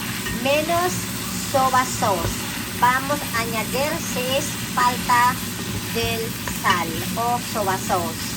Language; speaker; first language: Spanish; non-native, fluent; Filipino